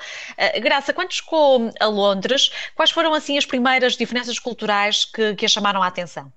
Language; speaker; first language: Portuguese; native; Portuguese